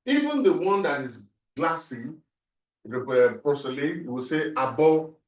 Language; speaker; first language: English; non-native, local second language; Yoruba